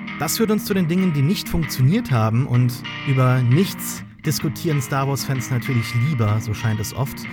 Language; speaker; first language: German; native; German